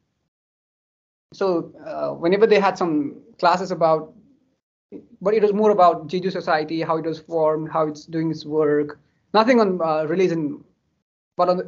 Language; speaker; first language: English; non-native, local second language; Nepali